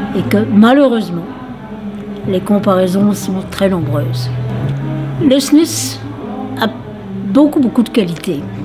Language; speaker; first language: French; native; French